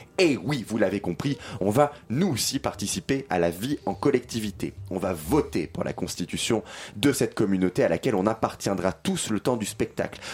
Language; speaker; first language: French; native; French